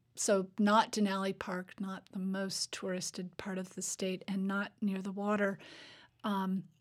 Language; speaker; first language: English; native; English